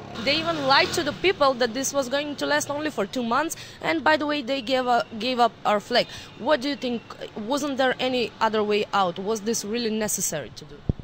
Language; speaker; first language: English; non-native, fluent; Macedonian